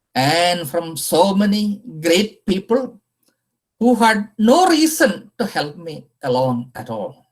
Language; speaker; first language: English; non-native, local second language; Malayalam